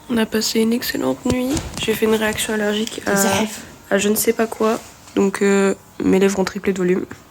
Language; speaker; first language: French; native; French